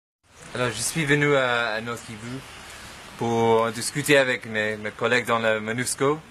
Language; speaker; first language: French; non-native, fluent; English